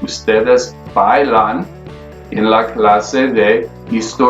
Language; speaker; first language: Spanish; non-native, fluent; English